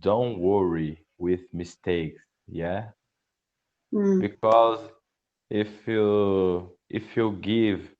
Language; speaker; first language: English; non-native, learner; Portuguese